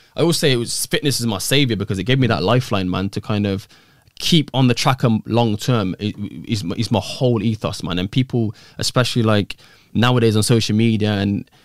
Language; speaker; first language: English; native; English